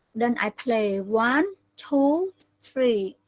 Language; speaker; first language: English; non-native, learner; Khmer